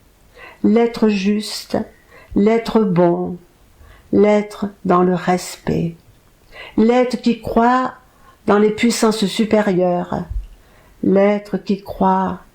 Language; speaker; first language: French; native; French